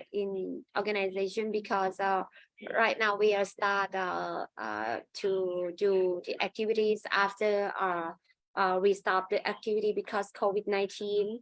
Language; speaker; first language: English; non-native, learner; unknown